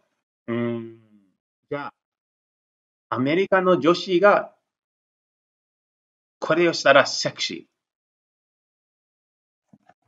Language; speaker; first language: Japanese; non-native, learner; English